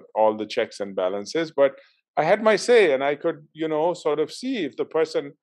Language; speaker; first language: English; non-native, local second language; Urdu